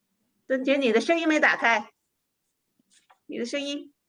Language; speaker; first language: Chinese; native; Chinese